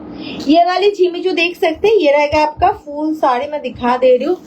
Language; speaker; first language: Hindi; non-native, local second language; Bangla